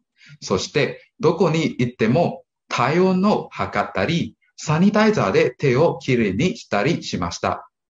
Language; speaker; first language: Japanese; non-native, learner; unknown